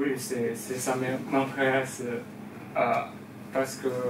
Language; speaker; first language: French; non-native, learner; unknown